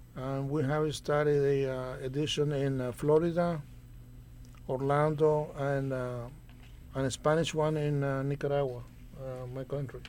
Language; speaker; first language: English; non-native, fluent; Spanish